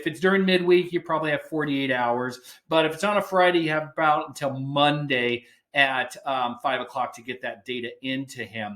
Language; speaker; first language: English; native; English